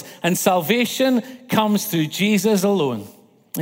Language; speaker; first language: English; native; English